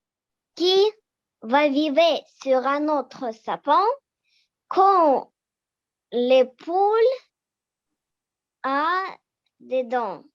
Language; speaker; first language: French; non-native, learner; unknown